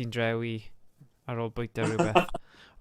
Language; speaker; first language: Welsh; native; Welsh